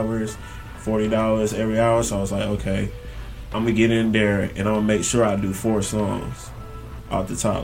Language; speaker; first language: English; native; English